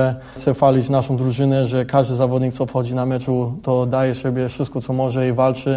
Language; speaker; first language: Polish; early bilingual, heritage; English